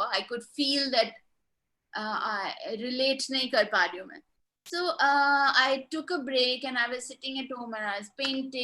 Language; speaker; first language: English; non-native, local second language; Hindi